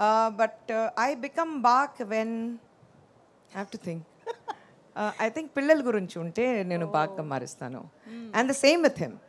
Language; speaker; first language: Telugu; non-native, local second language; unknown